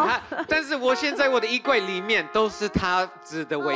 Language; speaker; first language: Chinese; non-native, fluent; English